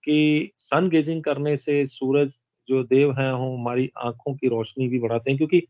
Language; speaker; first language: Hindi; non-native, local second language; Punjabi